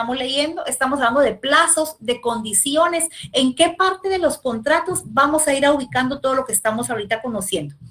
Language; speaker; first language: Spanish; native; Spanish